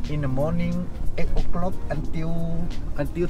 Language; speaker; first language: English; non-native, learner; Thai